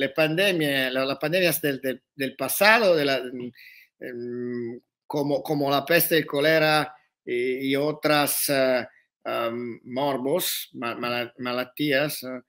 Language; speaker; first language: Spanish; non-native, learner; Italian